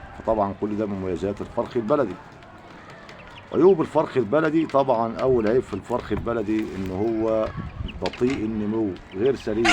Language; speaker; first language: Arabic; native; Arabic